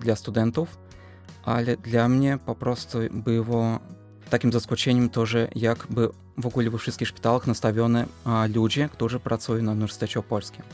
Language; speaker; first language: Polish; non-native, fluent; Russian